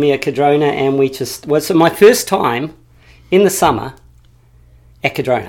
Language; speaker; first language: English; native; English